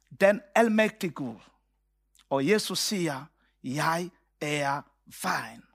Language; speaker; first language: Danish; non-native, fluent; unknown